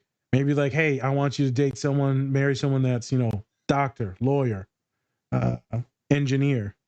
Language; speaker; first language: English; native; English